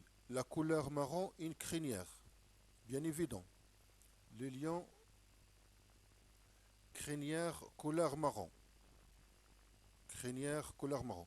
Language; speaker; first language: French; non-native, local second language; Arabic